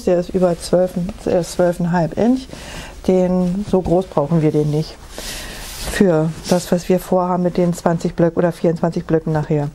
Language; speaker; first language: German; native; German